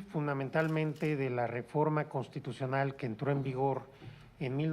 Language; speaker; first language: Spanish; native; Spanish